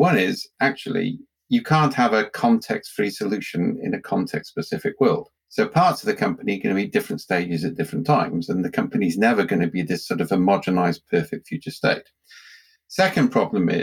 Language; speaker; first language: English; native; English